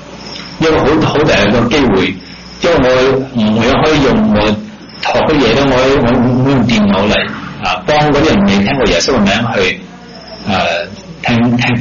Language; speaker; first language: Chinese; early bilingual, heritage; Cantonese